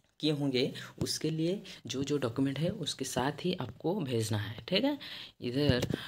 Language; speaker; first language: Hindi; non-native, local second language; Odia